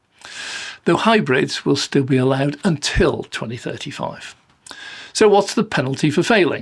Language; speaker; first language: English; native; English